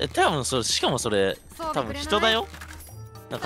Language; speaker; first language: Japanese; native; Japanese